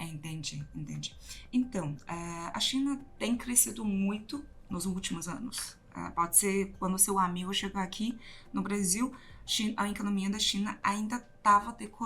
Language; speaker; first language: Portuguese; non-native, fluent; Chinese